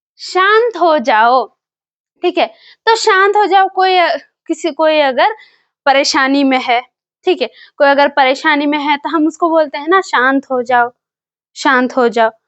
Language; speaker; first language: Hindi; non-native, local second language; Kannada